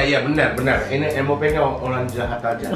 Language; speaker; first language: Indonesian; non-native, fluent; Japanese